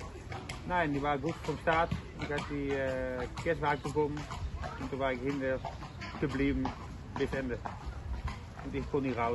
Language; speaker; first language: German; non-native, learner; Dutch